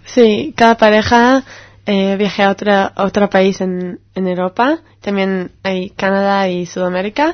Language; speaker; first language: Spanish; non-native, fluent; Hebrew